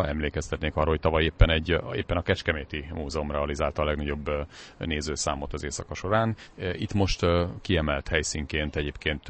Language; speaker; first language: Hungarian; native; Hungarian